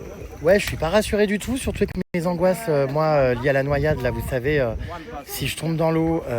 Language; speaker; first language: French; native; French